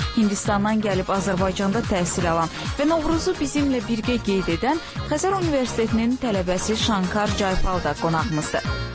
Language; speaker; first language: Azerbaijani; native; Azerbaijani